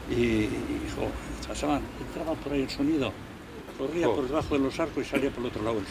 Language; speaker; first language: Spanish; native; Spanish